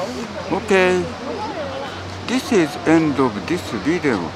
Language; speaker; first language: English; non-native, learner; Japanese